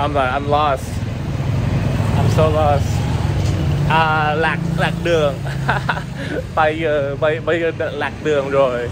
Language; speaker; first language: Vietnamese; non-native, learner; English